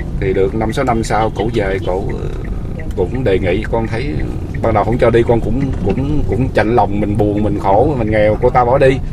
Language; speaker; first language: Vietnamese; native; Vietnamese